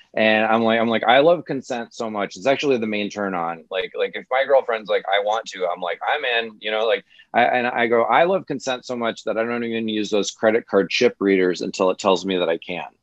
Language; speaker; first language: English; native; English